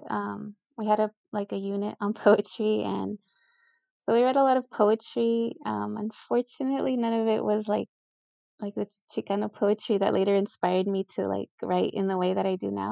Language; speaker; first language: English; early bilingual, other home language; Spanish